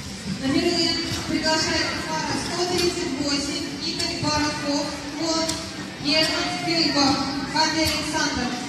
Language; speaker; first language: Russian; native; Russian